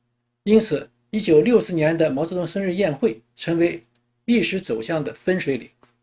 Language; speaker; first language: Chinese; native; Chinese